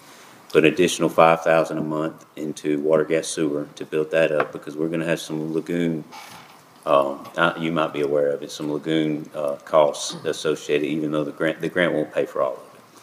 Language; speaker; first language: English; native; English